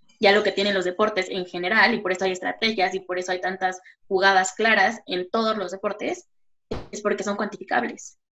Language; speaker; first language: Spanish; native; Spanish